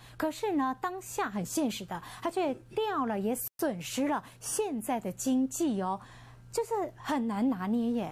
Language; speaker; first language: Chinese; native; Chinese